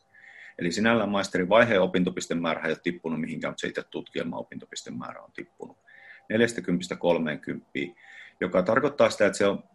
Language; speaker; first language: Finnish; native; Finnish